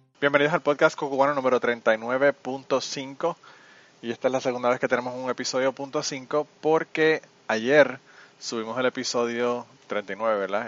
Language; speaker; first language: Spanish; native; Spanish